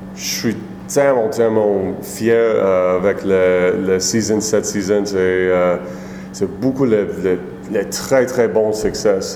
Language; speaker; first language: French; non-native, learner; English